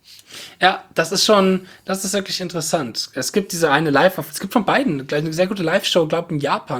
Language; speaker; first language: German; native; German